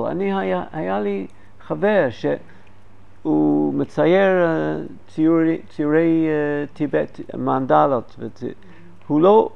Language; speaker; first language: Hebrew; non-native, fluent; English